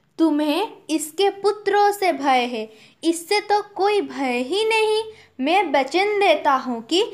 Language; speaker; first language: Hindi; non-native, local second language; Odia